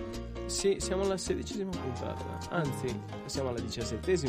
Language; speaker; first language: Italian; native; Italian